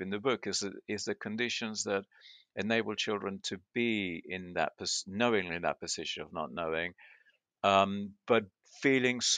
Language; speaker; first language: English; early bilingual, other home language; Spanish